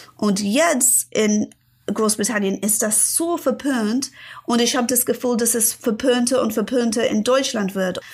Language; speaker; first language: German; non-native, fluent; English